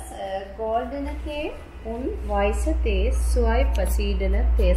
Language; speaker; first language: German; non-native, learner; Sinhala